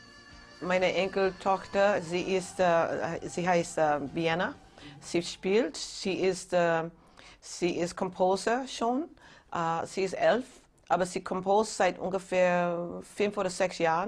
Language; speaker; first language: German; non-native, fluent; English